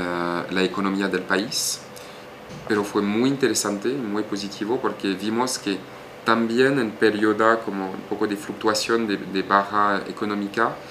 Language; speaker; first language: Spanish; non-native, fluent; French